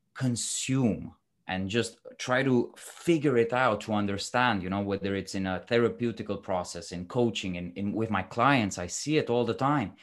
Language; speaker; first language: English; non-native, fluent; Romanian